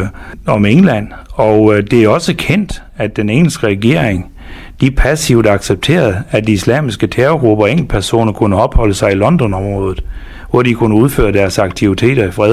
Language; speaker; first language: Danish; native; Danish